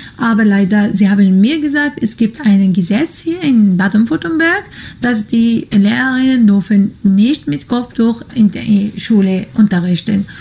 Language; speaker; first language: German; non-native, learner; Arabic